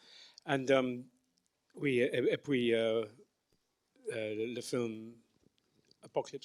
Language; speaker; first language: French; non-native, learner; English